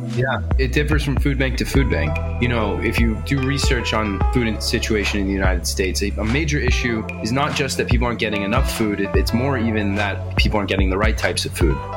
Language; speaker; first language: English; native; English